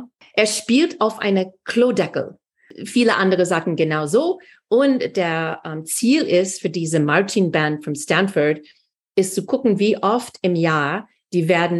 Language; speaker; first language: German; non-native, fluent; English